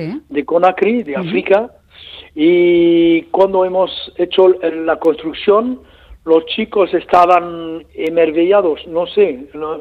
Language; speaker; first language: Spanish; non-native, learner; French